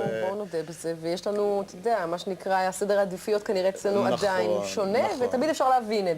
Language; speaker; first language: Hebrew; native; Hebrew